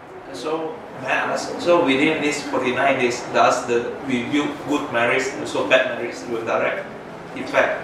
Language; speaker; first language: English; non-native, learner; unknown